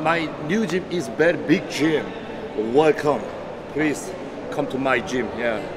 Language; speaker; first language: English; non-native, learner; Korean